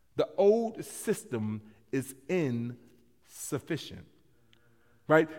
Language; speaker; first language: English; native; English